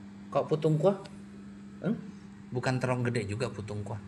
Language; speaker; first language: Indonesian; native; Indonesian